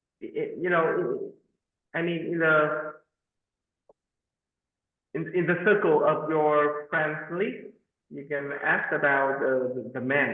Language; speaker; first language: English; non-native, fluent; Vietnamese